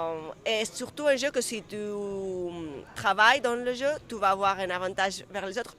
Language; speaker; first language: French; non-native, fluent; Spanish